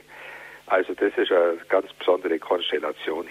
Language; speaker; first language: German; native; German